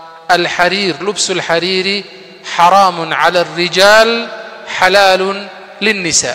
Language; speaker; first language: Arabic; non-native, fluent; Somali